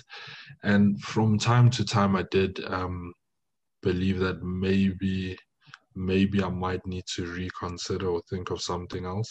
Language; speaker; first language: English; non-native, local second language; French